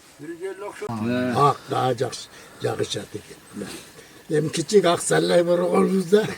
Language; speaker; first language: Turkish; non-native, learner; Kyrgyz